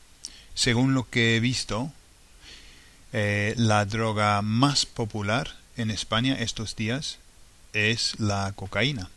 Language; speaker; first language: Spanish; non-native, fluent; English